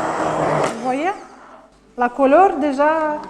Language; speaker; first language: French; non-native, learner; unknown